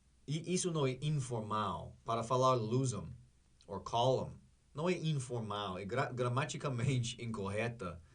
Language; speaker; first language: Portuguese; non-native, learner; English